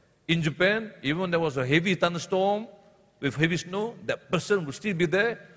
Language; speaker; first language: English; non-native, local second language; Malay